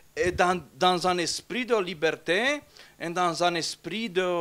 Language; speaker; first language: French; non-native, fluent; Romanian